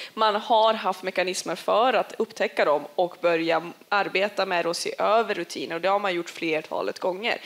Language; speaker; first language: Swedish; early bilingual, other home language; Persian